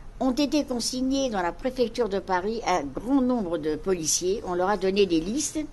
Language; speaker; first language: French; native; French